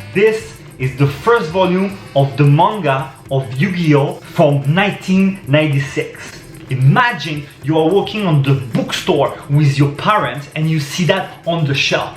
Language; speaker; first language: English; non-native, fluent; French